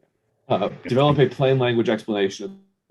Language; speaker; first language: English; native; English